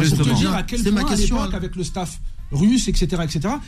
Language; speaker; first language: French; non-native, local second language; Arabic